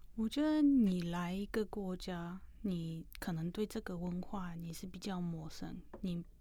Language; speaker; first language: Chinese; non-native, fluent; Polish